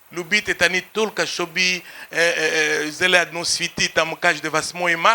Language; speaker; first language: Russian; non-native, fluent; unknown